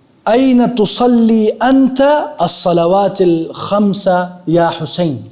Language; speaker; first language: Arabic; non-native, fluent; Urdu